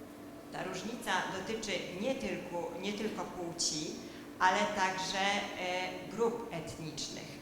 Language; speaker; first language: Polish; native; Polish